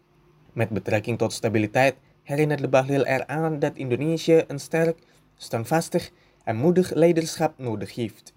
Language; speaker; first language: Dutch; non-native, fluent; Indonesian